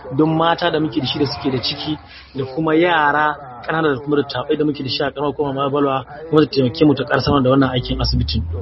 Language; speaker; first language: Hausa; native; Hausa